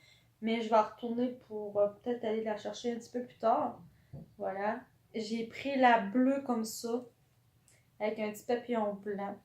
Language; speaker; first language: French; native; French